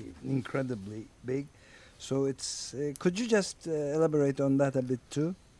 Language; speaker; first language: English; non-native, fluent; Turkish